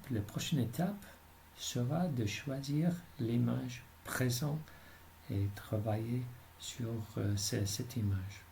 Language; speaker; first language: French; non-native, fluent; English